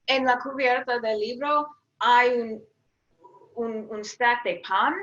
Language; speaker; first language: Spanish; non-native, learner; English